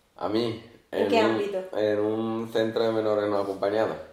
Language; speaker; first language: Spanish; early bilingual, other home language; Arabic